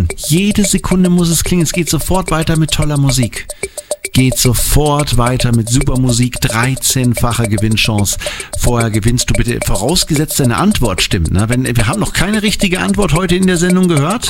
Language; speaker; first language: German; native; German